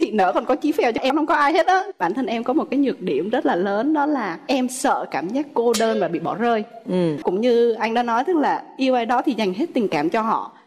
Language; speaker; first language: Vietnamese; native; Vietnamese